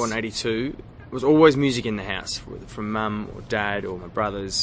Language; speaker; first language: English; native; English